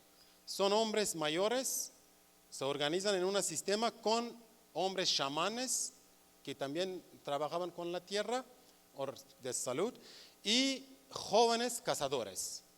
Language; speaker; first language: Spanish; non-native, learner; Kurdish